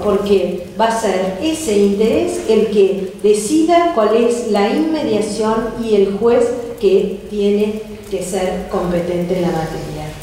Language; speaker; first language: Spanish; native; Spanish